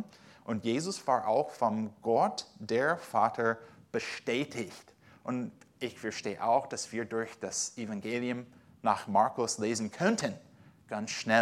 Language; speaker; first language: German; non-native, fluent; English